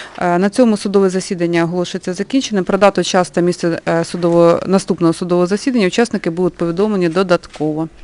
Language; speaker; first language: Ukrainian; native; Ukrainian